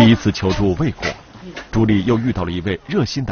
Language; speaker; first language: Chinese; native; Chinese